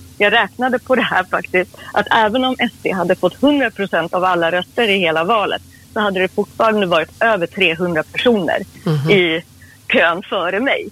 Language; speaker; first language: Swedish; early bilingual, other home language; Persian